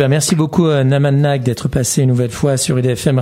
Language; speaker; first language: French; native; French